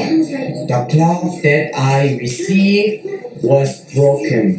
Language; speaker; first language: English; non-native, learner; Korean